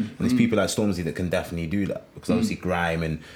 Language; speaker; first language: English; native; English